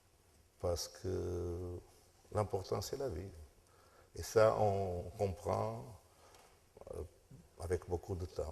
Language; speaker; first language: French; non-native, fluent; Portuguese